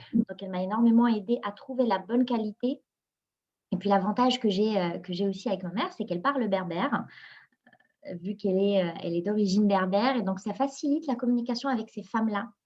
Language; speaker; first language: French; non-native, local second language; Arabic